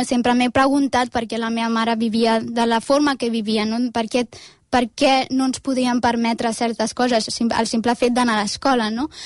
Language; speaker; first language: Catalan; early bilingual, other home language; Amharic